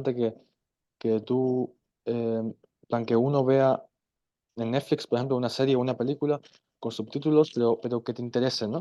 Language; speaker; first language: Spanish; non-native, fluent; German